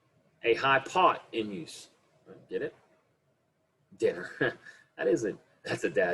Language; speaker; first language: English; native; English